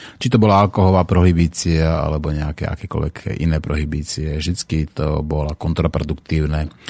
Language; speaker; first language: Slovak; native; Slovak